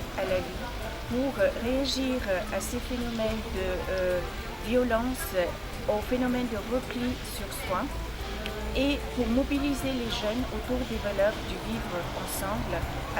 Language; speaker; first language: French; non-native, fluent; Bulgarian